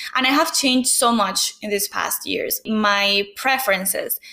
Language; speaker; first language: English; non-native, fluent; Spanish